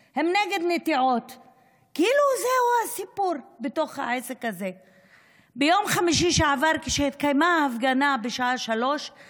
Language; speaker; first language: Hebrew; non-native, local second language; Arabic